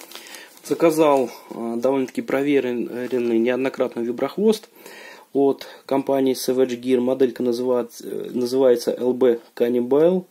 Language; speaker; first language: Russian; native; Russian